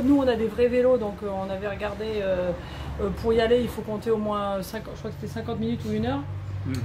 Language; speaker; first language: French; native; French